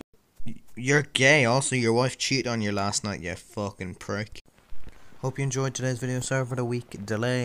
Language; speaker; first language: English; native; English